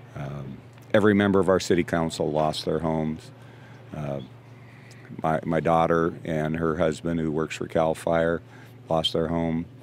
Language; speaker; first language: English; native; English